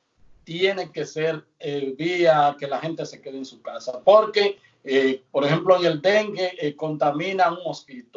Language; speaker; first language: Spanish; native; Spanish